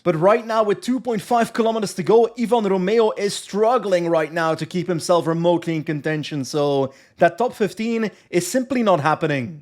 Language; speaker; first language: English; non-native, fluent; Dutch